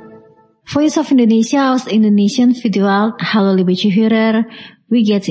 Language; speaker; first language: German; non-native, learner; Indonesian